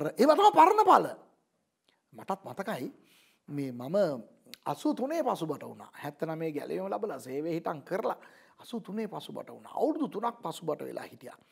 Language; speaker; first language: Sinhala; non-native, local second language; Tamil